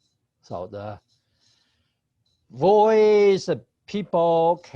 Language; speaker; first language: English; non-native, fluent; Chinese